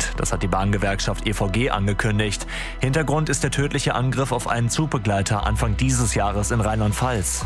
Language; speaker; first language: German; native; German